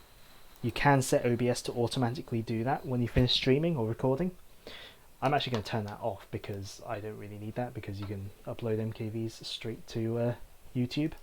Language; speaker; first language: English; native; English